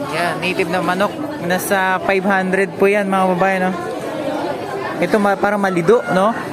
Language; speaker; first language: Filipino; non-native, local second language; Hiligaynon